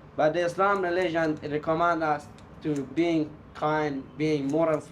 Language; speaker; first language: English; non-native, learner; Persian